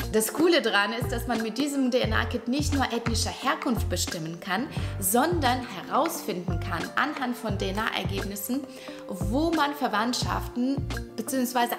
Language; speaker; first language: German; non-native, fluent; Russian